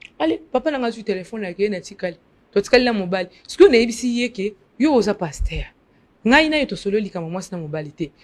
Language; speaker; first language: Lingala; non-native, local second language; Luba-Lulua